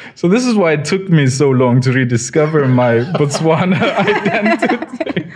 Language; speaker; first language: English; non-native, local second language; Tswana